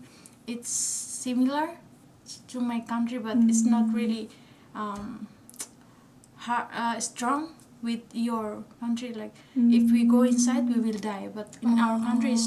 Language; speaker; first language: English; non-native, learner; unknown